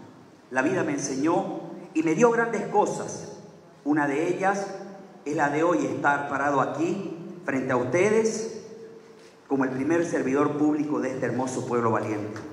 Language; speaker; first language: Spanish; native; Spanish